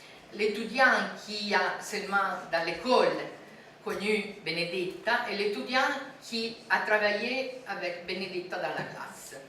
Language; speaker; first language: French; non-native, fluent; Italian